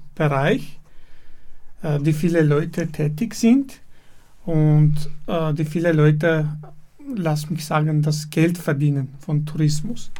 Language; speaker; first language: German; non-native, fluent; Armenian